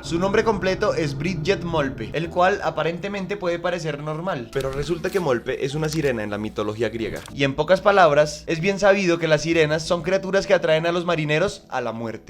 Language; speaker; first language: Spanish; native; Spanish